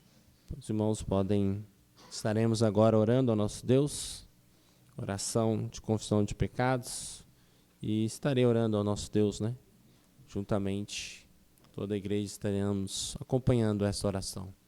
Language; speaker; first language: Portuguese; native; Portuguese